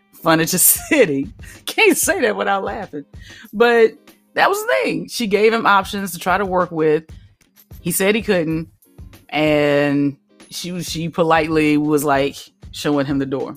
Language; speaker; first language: English; native; English